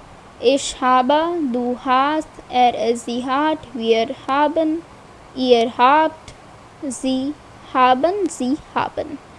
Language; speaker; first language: German; non-native, fluent; Hindi